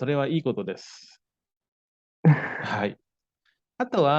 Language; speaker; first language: Japanese; non-native, fluent; Indonesian